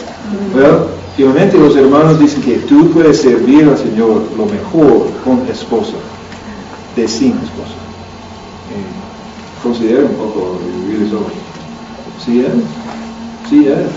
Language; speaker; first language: Spanish; non-native, learner; English